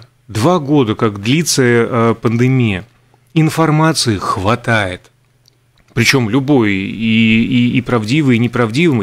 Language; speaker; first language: Russian; native; Russian